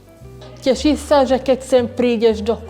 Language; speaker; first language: Slovak; non-native, local second language; Hungarian